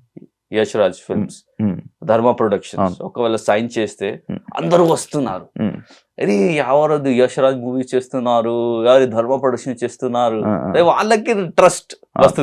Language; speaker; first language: Telugu; non-native, learner; Hindi